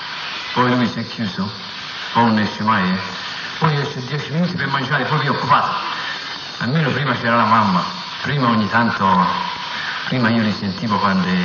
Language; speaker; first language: Italian; native; Italian